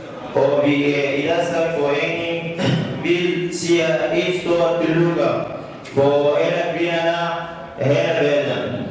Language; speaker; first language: Danish; non-native, learner; Kurdish